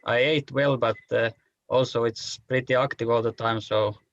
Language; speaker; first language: English; non-native, fluent; Finnish